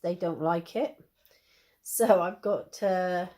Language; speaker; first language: English; native; English